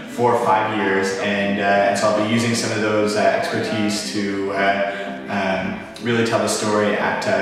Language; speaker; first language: English; native; English